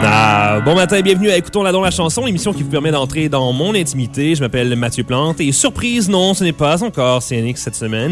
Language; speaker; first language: French; native; French